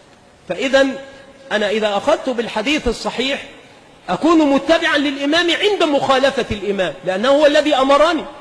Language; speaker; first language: Arabic; native; Arabic